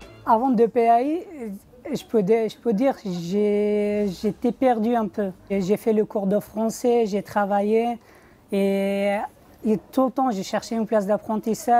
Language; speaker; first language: French; non-native, fluent; Kurdish